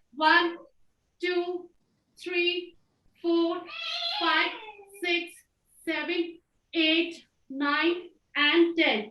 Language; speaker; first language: Hindi; native; Hindi